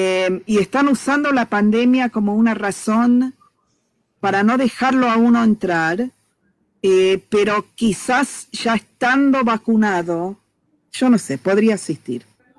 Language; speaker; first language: Spanish; non-native, fluent; English